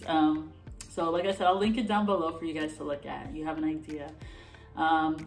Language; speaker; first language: English; native; English